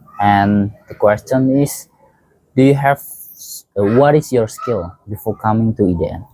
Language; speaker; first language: English; non-native, fluent; Indonesian